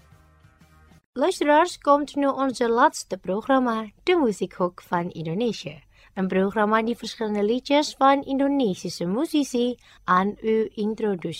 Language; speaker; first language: Dutch; non-native, fluent; Indonesian